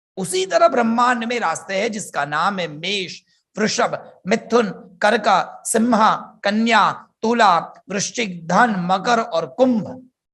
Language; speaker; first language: Hindi; non-native, local second language; Gujarati